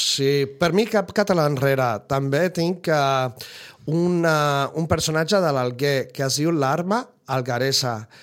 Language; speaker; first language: Catalan; non-native, fluent; Spanish